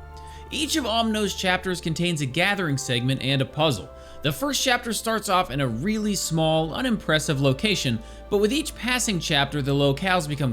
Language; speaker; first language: English; native; English